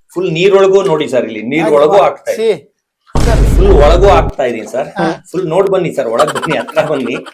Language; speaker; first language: Kannada; native; Kannada